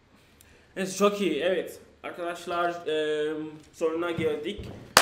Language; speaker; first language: Turkish; non-native, learner; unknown